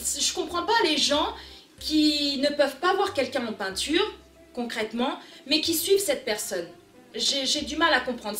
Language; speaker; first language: French; early bilingual, other home language; Portuguese